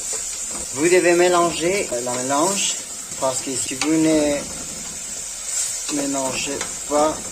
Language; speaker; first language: French; non-native, learner; Spanish